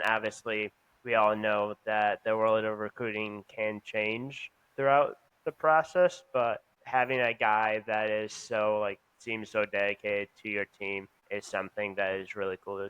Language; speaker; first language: English; native; English